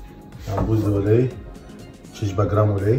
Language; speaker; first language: Romanian; non-native, learner; Arabic